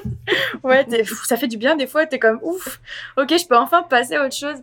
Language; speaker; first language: French; native; French